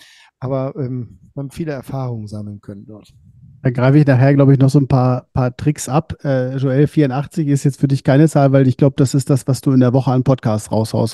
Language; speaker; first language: German; native; German